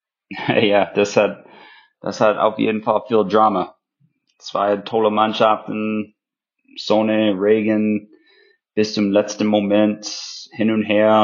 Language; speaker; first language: German; non-native, fluent; English